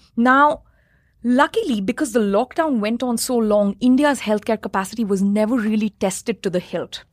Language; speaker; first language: English; non-native, local second language; Hindi